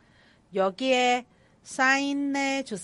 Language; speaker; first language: Korean; non-native, learner; Cantonese